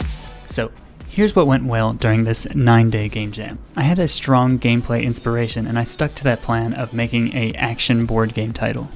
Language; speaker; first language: English; native; English